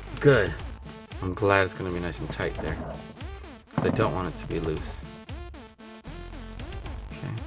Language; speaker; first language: English; native; English